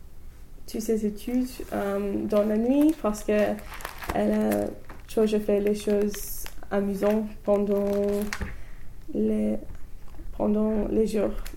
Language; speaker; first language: French; non-native, learner; English